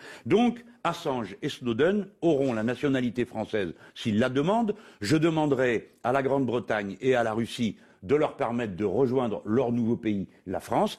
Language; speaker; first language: French; native; French